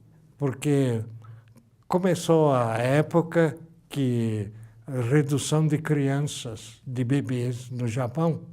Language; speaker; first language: Portuguese; early bilingual, other home language; Japanese